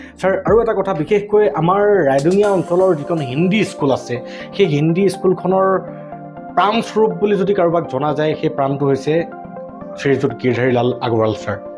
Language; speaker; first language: Assamese; native; Assamese